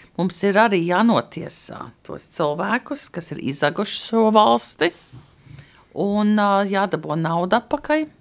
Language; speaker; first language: Latvian; early bilingual, heritage; Latvian